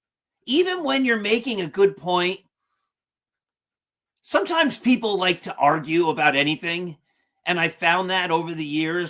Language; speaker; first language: English; native; English